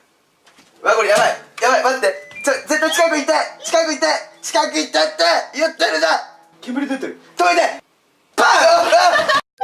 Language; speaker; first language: Japanese; native; Japanese